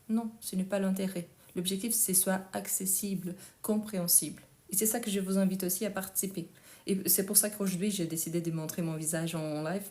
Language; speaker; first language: French; non-native, fluent; Portuguese